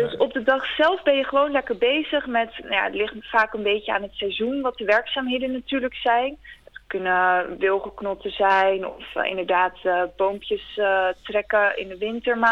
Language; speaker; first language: Dutch; native; Dutch